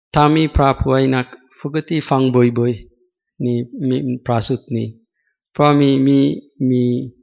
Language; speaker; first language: Thai; non-native, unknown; Sinhala